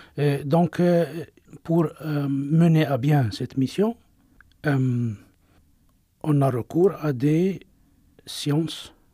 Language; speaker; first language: French; non-native, local second language; Arabic